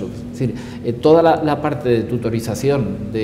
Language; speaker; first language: Spanish; native; Spanish